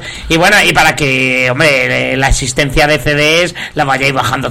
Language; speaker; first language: Spanish; native; Spanish